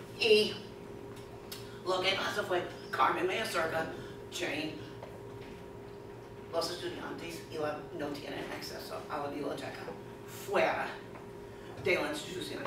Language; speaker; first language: Spanish; non-native, fluent; English